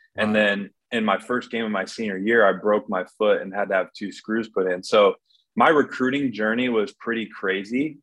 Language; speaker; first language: English; native; English